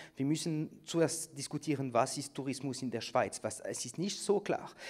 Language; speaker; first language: German; non-native, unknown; French